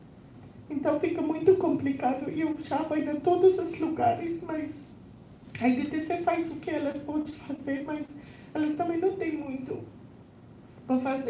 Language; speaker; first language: Portuguese; non-native, learner; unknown